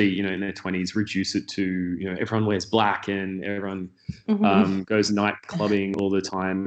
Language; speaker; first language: English; native; English